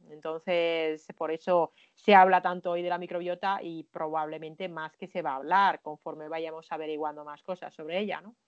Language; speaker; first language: Spanish; non-native, fluent; Finnish